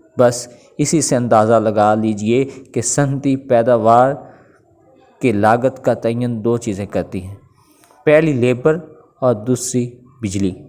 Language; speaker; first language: Urdu; non-native, local second language; Pashto